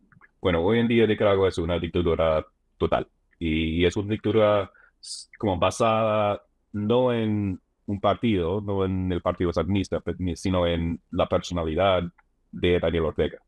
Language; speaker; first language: Spanish; non-native, fluent; English